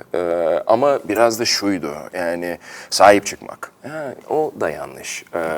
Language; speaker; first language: Turkish; early bilingual, heritage; Turkish